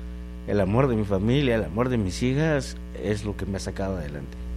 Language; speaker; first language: Spanish; native; Spanish